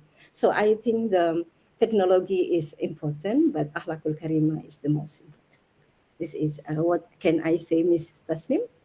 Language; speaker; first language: English; non-native, learner; Indonesian